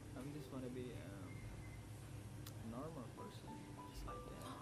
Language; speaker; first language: English; non-native, fluent; Indonesian